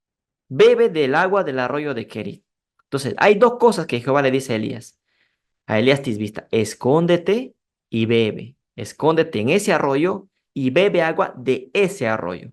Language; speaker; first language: Spanish; native; Spanish